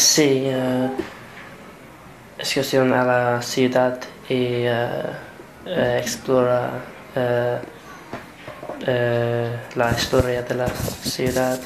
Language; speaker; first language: Spanish; non-native, learner; English